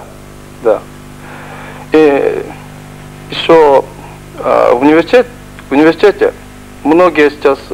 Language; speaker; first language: Russian; non-native, fluent; Japanese